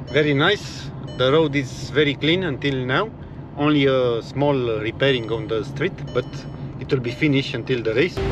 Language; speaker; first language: English; non-native, learner; Romanian